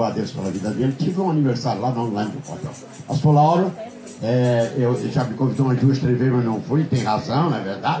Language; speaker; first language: Portuguese; native; Portuguese